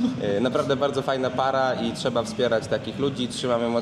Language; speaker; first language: Polish; native; Polish